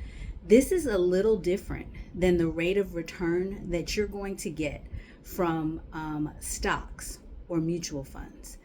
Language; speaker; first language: English; native; English